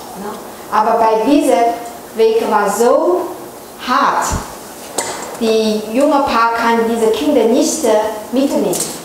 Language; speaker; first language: German; non-native, learner; Chinese